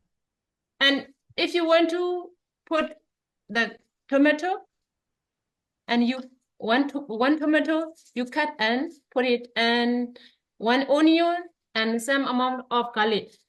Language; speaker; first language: English; non-native, learner; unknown